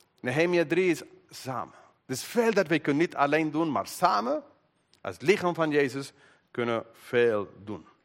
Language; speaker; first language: Dutch; non-native, fluent; English